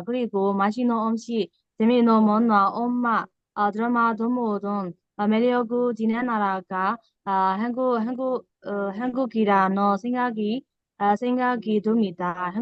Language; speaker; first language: Korean; non-native, learner; Burmese